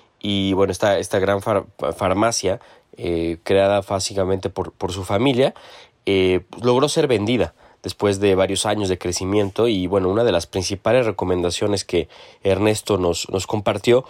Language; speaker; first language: Spanish; native; Spanish